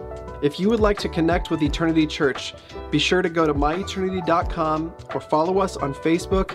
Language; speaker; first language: English; native; English